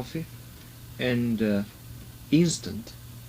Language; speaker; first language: English; non-native, learner; Japanese